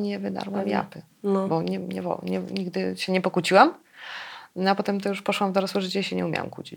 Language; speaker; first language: Polish; native; Polish